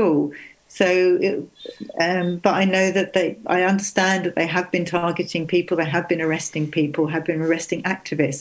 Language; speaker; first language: English; native; English